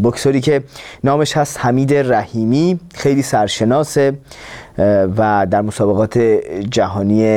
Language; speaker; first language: Persian; native; Persian